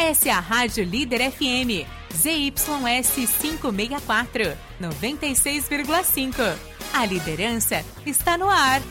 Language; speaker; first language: Portuguese; native; Portuguese